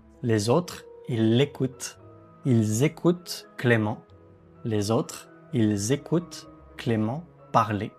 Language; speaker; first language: French; native; French